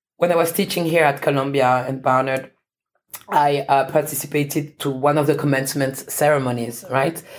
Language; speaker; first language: English; non-native, fluent; French